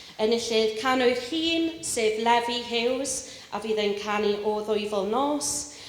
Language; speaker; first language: Welsh; non-native, local second language; English